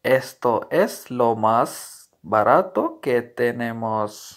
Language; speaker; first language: Spanish; non-native, learner; Urdu